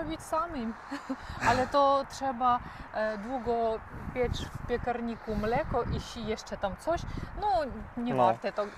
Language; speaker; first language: Polish; non-native, learner; Ukrainian